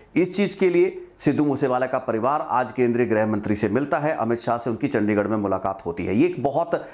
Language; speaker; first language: Hindi; non-native, local second language; Punjabi